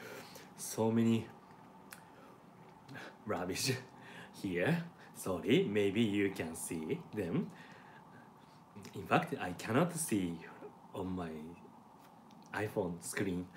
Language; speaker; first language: English; non-native, learner; Japanese